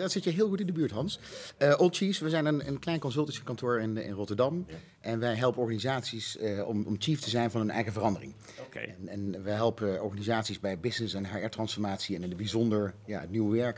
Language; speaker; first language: Dutch; native; Dutch